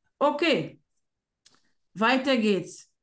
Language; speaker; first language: German; non-native, fluent; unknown